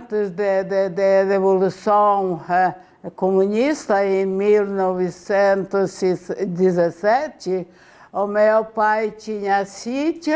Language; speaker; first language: Portuguese; non-native, fluent; Ukrainian